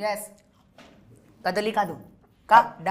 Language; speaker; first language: Telugu; non-native, learner; Hindi